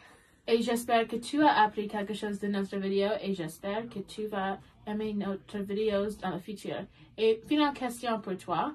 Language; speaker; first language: French; non-native, learner; English